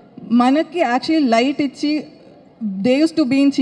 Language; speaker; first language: Telugu; non-native, fluent; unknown